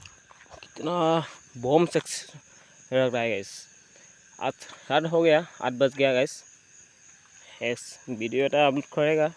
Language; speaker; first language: Hindi; non-native, local second language; Assamese